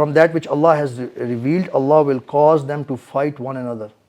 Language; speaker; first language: English; non-native, local second language; Urdu